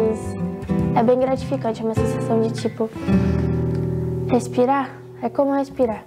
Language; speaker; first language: Portuguese; native; Portuguese